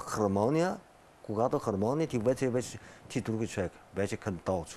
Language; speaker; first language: Bulgarian; non-native, learner; Chinese